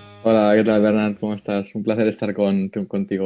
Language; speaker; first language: Spanish; native; Spanish